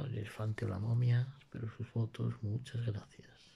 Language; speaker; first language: Spanish; native; Spanish